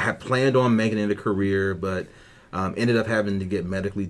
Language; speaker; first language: English; native; English